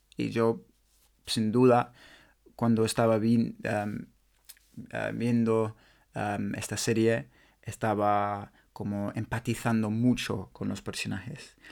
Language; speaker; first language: Spanish; non-native, learner; English